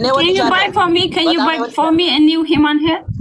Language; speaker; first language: English; non-native, learner; Amharic